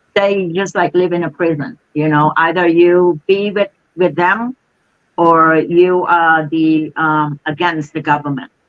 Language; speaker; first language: English; non-native, fluent; Khmer